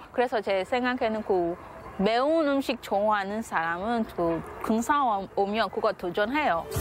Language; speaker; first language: Korean; non-native, learner; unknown